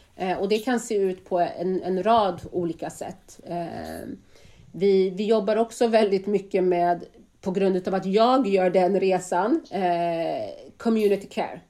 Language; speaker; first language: Swedish; native; Swedish